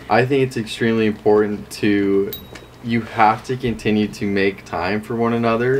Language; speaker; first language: English; native; English